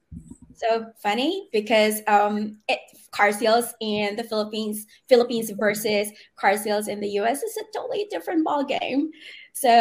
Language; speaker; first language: English; non-native, local second language; Filipino